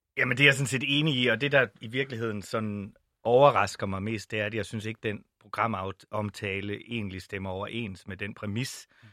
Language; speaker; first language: Danish; native; Danish